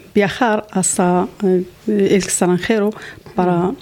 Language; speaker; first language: Spanish; non-native, learner; Arabic